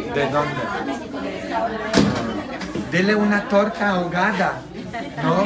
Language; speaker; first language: Spanish; non-native, fluent; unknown